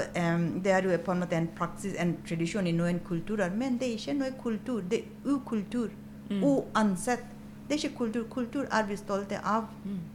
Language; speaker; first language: Norwegian; non-native, fluent; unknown